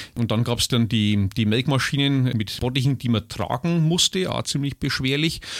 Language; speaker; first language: German; native; German